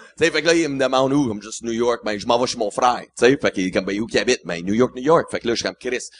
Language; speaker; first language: French; non-native, local second language; English